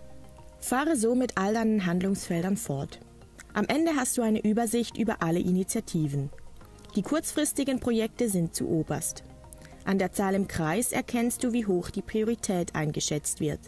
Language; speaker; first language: German; native; German